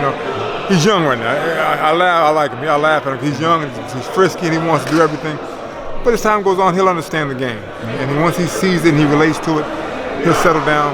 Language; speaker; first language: English; native; English